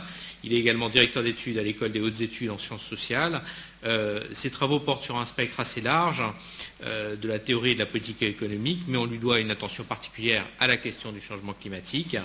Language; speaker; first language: French; native; French